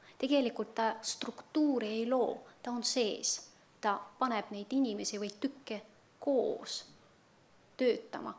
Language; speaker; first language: Estonian; non-native, local second language; Russian